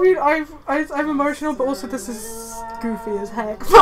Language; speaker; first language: English; native; English